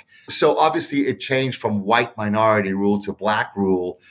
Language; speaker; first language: English; native; English